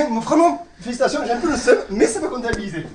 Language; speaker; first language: French; native; French